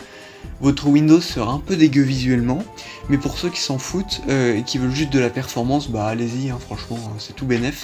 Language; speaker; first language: French; native; French